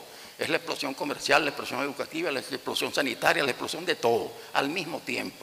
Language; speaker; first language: Spanish; native; Spanish